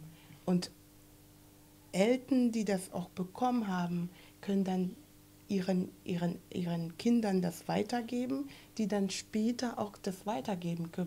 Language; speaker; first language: German; non-native, fluent; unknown